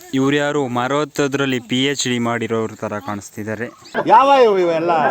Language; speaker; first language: Kannada; native; Kannada